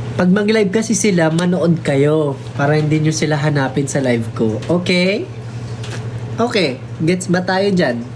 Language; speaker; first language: Filipino; non-native, local second language; Waray